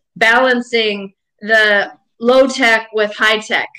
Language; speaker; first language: English; native; English